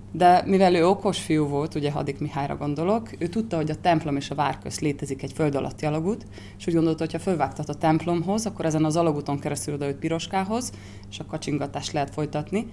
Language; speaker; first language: Hungarian; native; Hungarian